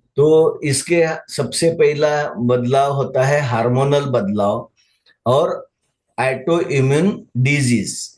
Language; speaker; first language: Hindi; non-native, local second language; Marathi